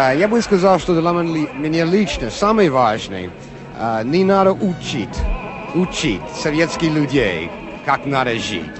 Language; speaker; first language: Russian; non-native, fluent; English